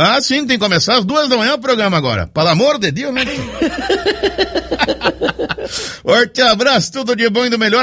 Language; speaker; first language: Portuguese; native; Portuguese